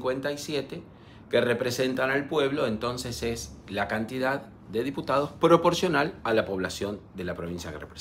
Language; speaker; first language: Spanish; native; Spanish